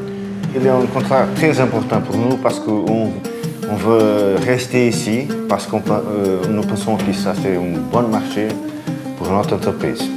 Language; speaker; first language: French; non-native, fluent; Portuguese